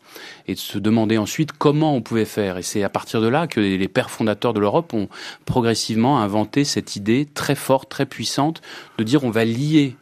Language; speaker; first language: French; native; French